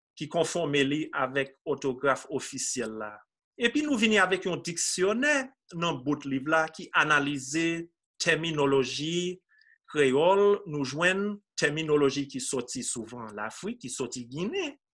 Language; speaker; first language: Haitian Creole; non-native, fluent; English